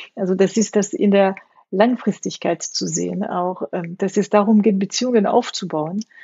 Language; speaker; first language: German; non-native, fluent; French